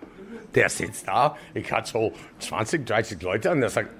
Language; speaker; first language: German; non-native, learner; English